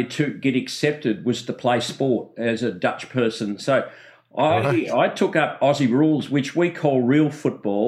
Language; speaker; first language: English; native; English